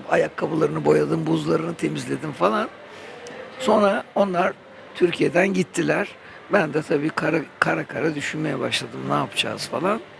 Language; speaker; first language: Turkish; native; Turkish